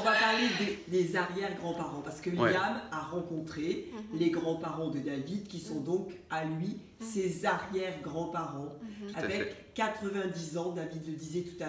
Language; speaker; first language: French; native; French